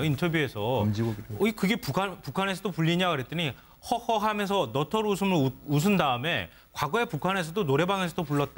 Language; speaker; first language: Korean; native; Korean